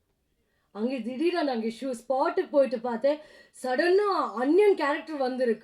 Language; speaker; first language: Tamil; non-native, learner; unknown